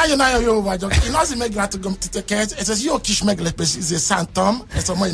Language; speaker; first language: Hungarian; non-native, learner; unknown